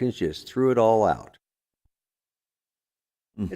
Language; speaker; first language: English; native; English